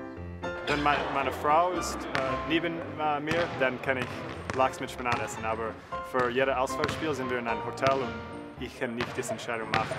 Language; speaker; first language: German; non-native, fluent; English